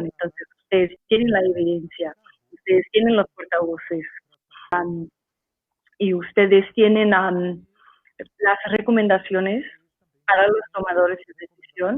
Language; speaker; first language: Spanish; non-native, fluent; English